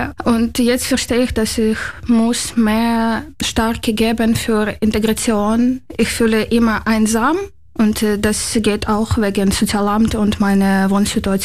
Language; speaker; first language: German; non-native, learner; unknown